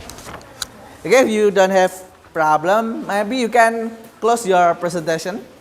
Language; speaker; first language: English; non-native, learner; Indonesian